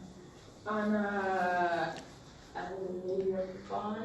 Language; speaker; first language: Arabic; non-native, learner; English